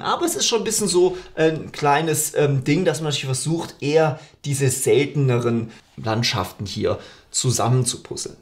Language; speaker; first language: German; native; German